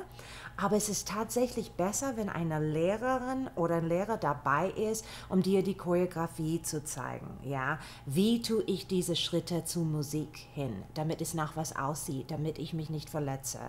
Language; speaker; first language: German; non-native, fluent; English